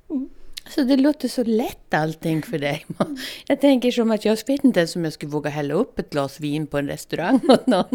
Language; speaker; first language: Swedish; native; Swedish